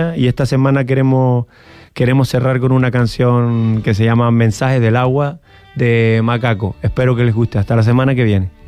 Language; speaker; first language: Spanish; native; Spanish